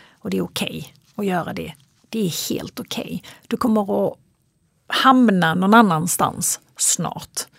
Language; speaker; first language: Swedish; early bilingual, other home language; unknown